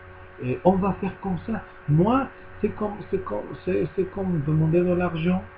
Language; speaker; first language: French; non-native, learner; Spanish